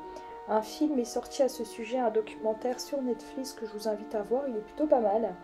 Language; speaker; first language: French; native; French